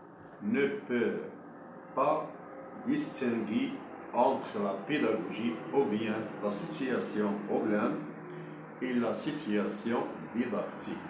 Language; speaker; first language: French; non-native, local second language; Arabic